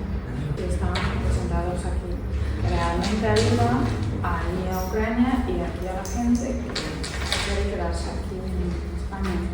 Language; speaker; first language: Spanish; non-native, fluent; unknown